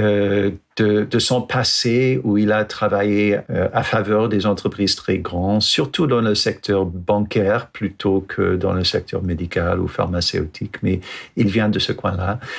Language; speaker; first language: French; non-native, fluent; English